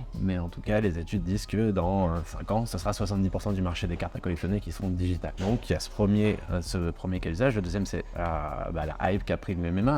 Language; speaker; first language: French; native; French